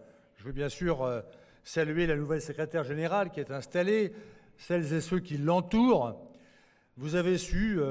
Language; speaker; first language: French; native; French